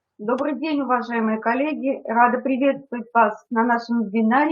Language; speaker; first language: Russian; native; Russian